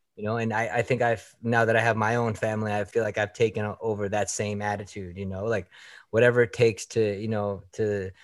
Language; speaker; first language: English; early bilingual, other home language; Filipino